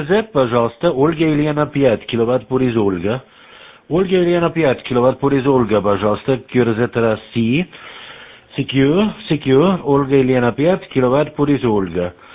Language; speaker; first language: Russian; non-native, learner; German